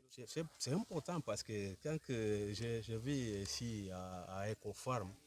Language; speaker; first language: French; non-native, learner; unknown